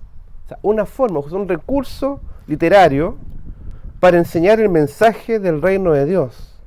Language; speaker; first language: Spanish; native; Spanish